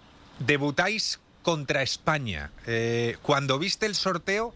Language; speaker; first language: Spanish; native; Spanish